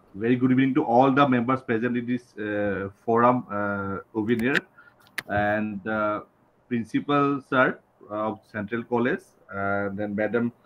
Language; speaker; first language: English; non-native, local second language; Assamese